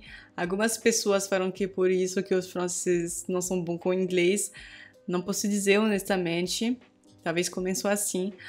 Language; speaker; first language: Portuguese; non-native, fluent; French